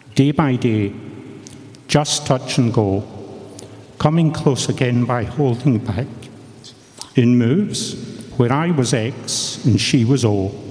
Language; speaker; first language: English; native; English